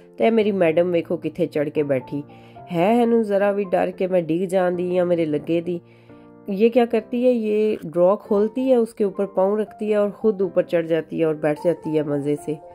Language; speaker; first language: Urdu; non-native, local second language; Punjabi